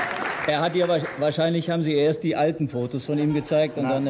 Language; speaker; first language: German; native; German